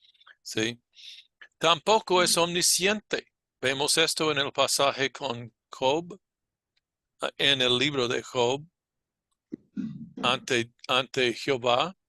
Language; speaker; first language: Spanish; non-native, fluent; English